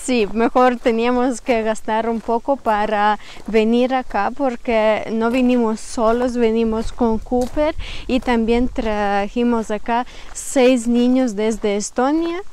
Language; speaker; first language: Spanish; non-native, fluent; Ukrainian